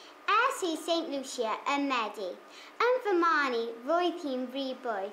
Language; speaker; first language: Welsh; non-native, learner; English